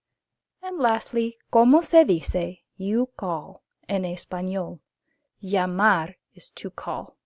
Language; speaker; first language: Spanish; non-native, fluent; English